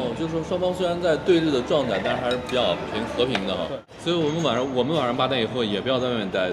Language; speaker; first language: Chinese; native; Chinese